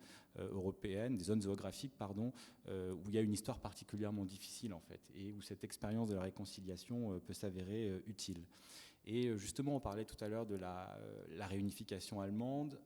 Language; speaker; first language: French; native; French